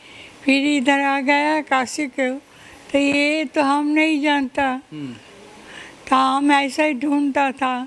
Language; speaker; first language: Hindi; non-native, local second language; Bangla